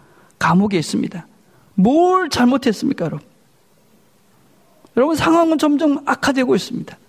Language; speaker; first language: Korean; native; Korean